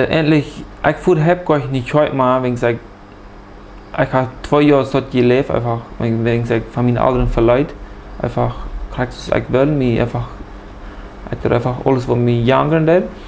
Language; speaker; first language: German; early bilingual, heritage; Plautdietsch